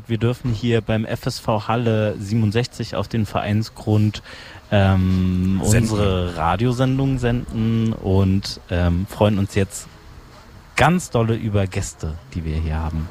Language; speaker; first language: German; native; German